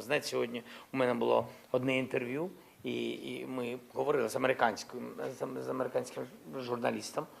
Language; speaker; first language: Ukrainian; non-native, local second language; Russian